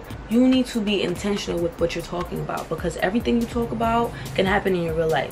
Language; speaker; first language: English; native; English